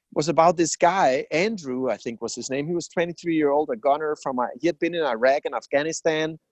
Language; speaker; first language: English; non-native, fluent; Danish